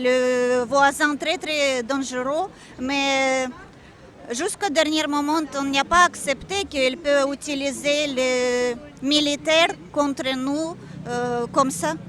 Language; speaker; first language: French; non-native, fluent; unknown